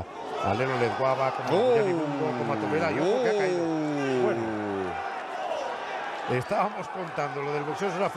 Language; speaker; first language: Spanish; native; Spanish